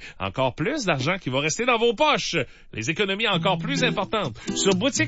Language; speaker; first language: French; native; French